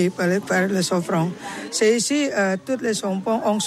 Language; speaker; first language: French; non-native, learner; Indonesian